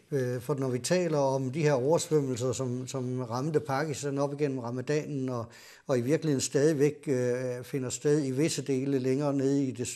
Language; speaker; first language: Danish; native; Danish